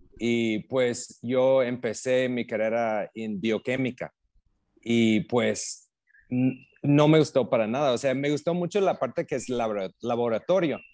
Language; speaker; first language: Spanish; non-native, fluent; English